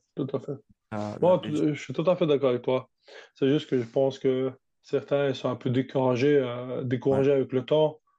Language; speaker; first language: French; non-native, fluent; Russian